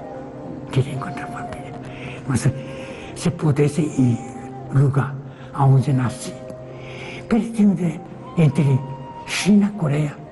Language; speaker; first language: Portuguese; non-native, learner; Korean